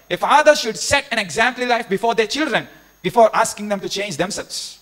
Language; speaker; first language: English; non-native, local second language; Telugu